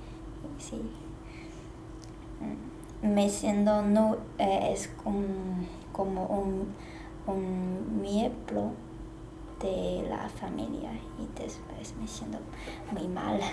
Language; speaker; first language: Spanish; non-native, learner; Chinese